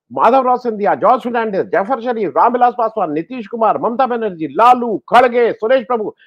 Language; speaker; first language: Hindi; native; Hindi